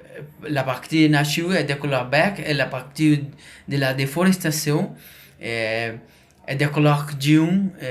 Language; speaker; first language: French; non-native, learner; Spanish